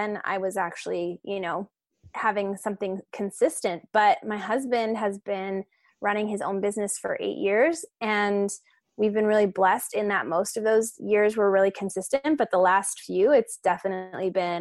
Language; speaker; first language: English; native; English